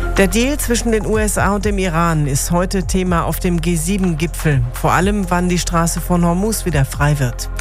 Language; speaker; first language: German; native; German